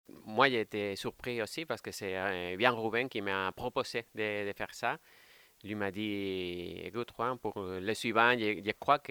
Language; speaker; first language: French; non-native, fluent; Spanish